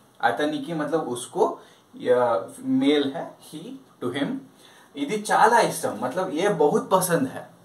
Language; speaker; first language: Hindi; non-native, local second language; Telugu